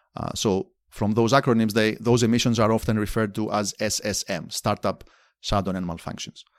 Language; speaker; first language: English; non-native, fluent; Greek